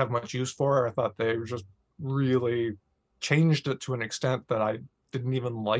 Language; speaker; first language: English; native; English